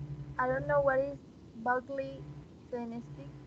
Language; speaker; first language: English; non-native, learner; Spanish